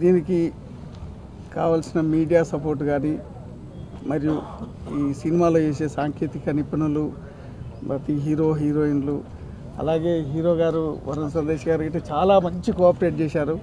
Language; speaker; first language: Telugu; native; Telugu